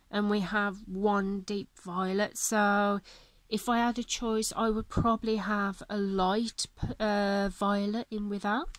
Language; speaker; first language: English; native; English